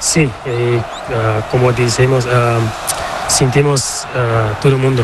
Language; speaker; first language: Spanish; non-native, learner; Portuguese